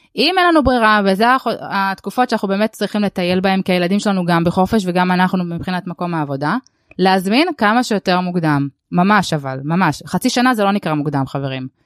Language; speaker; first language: Hebrew; early bilingual, other home language; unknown